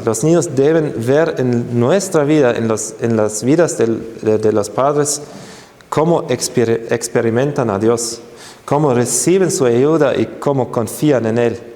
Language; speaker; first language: Spanish; non-native, fluent; German